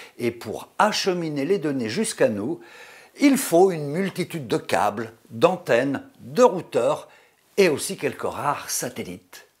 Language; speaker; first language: French; native; French